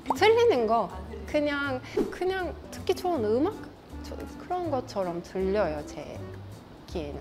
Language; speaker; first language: Korean; non-native, fluent; Turkish